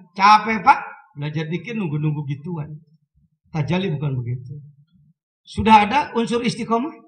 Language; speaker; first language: Indonesian; non-native, local second language; Sundanese